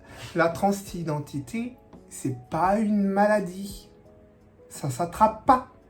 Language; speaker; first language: French; native; French